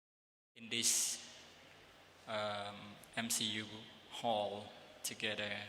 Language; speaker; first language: English; non-native, learner; Khmer